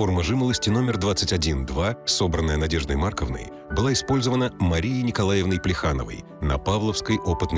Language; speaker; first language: Russian; native; Russian